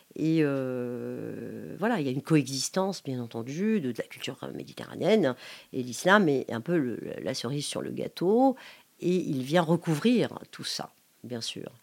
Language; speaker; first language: French; non-native, local second language; Arabic